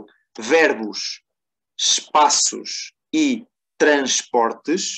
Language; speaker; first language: Portuguese; non-native, fluent; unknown